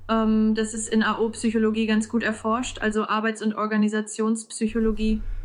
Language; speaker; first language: German; native; German